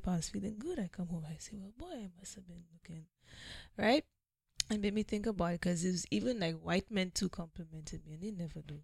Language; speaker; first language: English; native; English